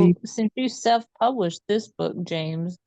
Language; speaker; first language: English; native; English